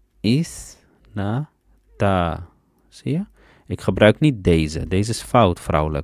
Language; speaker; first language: Dutch; early bilingual, other home language; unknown